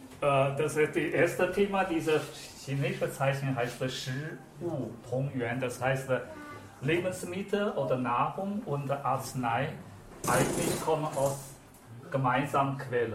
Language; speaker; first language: German; non-native, fluent; Chinese